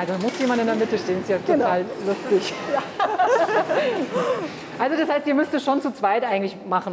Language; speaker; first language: German; native; German